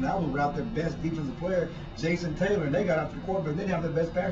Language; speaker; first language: English; native; English